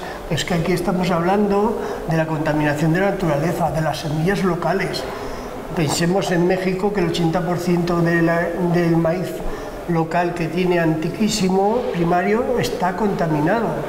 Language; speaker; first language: Spanish; native; Spanish